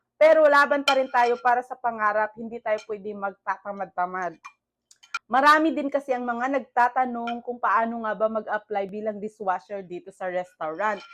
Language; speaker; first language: Filipino; native; Filipino